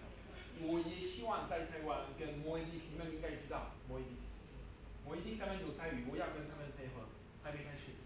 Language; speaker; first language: Chinese; non-native, learner; French